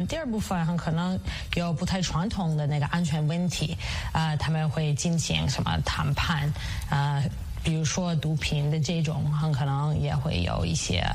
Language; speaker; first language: Chinese; non-native, fluent; English